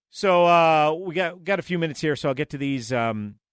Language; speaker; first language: English; native; English